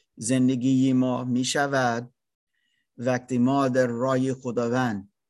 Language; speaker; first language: Persian; non-native, learner; German